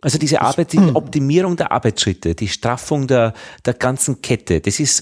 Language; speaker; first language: German; native; German